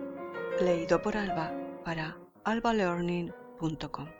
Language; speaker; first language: Spanish; native; Spanish